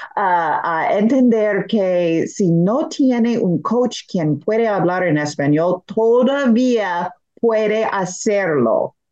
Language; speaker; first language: Spanish; non-native, learner; English